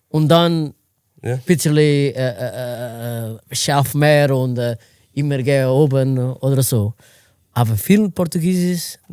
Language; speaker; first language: German; non-native, learner; Portuguese